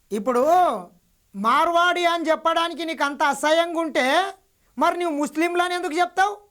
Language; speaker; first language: Telugu; native; Telugu